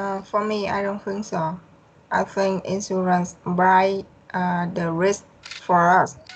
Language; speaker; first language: English; non-native, learner; Vietnamese